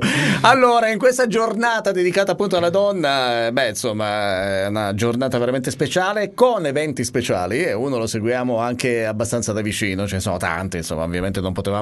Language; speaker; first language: Italian; native; Italian